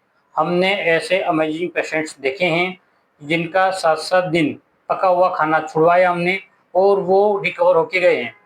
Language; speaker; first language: Hindi; native; Hindi